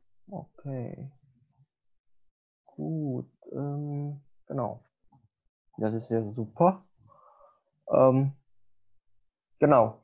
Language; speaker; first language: German; non-native, fluent; Indonesian